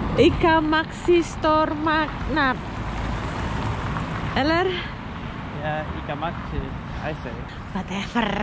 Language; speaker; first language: Indonesian; native; Indonesian